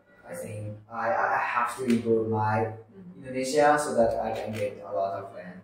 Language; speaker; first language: English; non-native, learner; Japanese